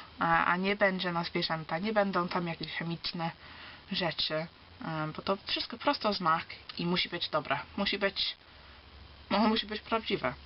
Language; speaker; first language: Polish; early bilingual, heritage; Polish